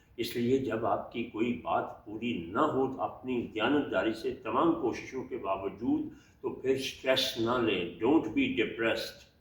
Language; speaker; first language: Urdu; native; Urdu